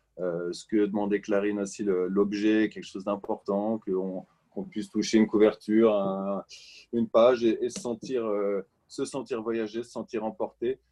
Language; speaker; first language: French; native; French